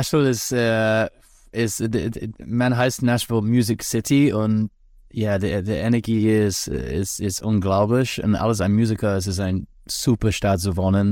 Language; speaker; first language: German; non-native, learner; English